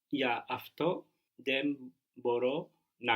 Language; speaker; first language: Greek; non-native, learner; English